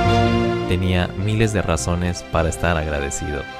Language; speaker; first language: Spanish; native; Spanish